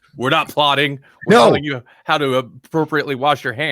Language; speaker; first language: English; native; English